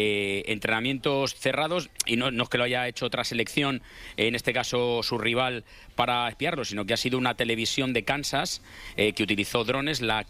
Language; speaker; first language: Spanish; native; Spanish